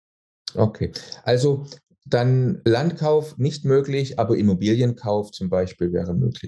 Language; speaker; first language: German; native; German